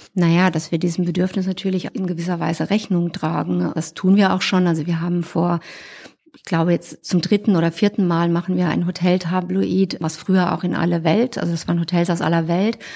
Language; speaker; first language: German; native; German